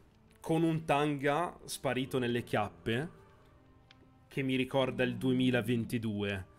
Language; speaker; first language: Italian; native; Italian